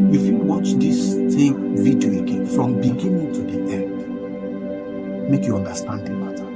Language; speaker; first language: Nigerian Pidgin; non-native, local second language; Igbo